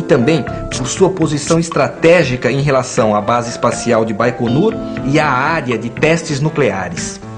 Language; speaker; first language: Portuguese; native; Portuguese